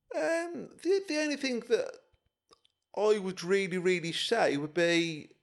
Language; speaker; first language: English; native; English